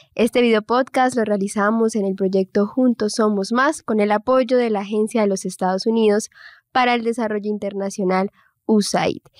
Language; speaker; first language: Spanish; native; Spanish